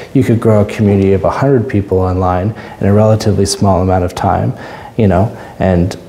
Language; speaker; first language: English; native; English